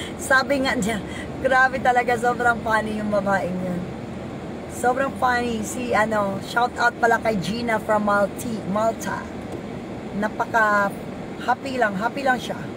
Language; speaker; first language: Filipino; non-native, local second language; Cebuano